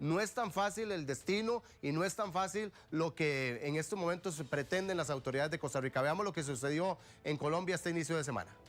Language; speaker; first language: Spanish; native; Spanish